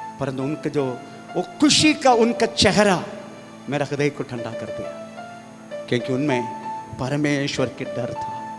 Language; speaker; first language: Hindi; non-native, local second language; Malayalam